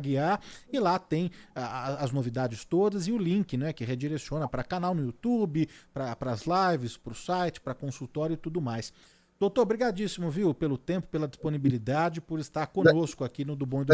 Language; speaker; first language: Portuguese; native; Portuguese